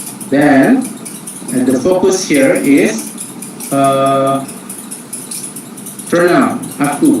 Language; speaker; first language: English; non-native, fluent; Indonesian